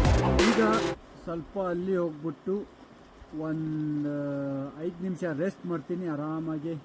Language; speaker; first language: Kannada; non-native, fluent; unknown